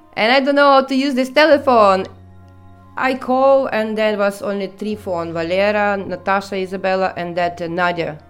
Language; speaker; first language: English; non-native, learner; Ukrainian